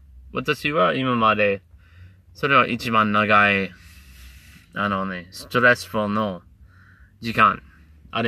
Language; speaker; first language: Japanese; non-native, learner; English